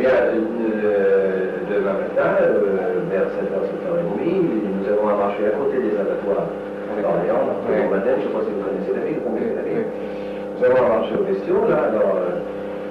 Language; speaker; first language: French; native; French